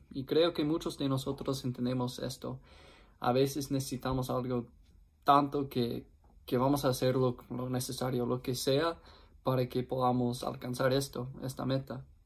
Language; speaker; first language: Spanish; non-native, fluent; English